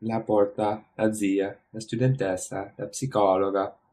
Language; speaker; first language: Italian; non-native, learner; English